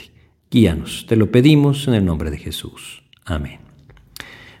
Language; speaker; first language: Spanish; native; Spanish